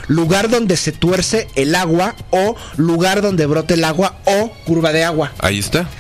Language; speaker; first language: Spanish; native; Spanish